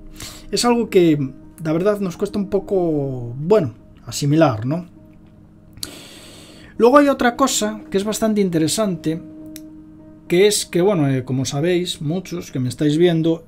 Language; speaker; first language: Spanish; native; Spanish